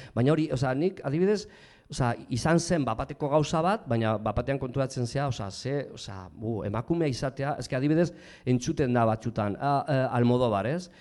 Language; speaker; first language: Basque; non-native, local second language; Spanish